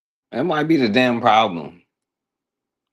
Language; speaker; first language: English; native; English